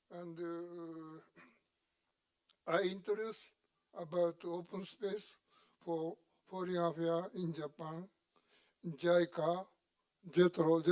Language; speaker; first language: English; non-native, learner; Japanese